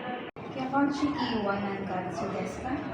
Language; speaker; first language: Japanese; non-native, learner; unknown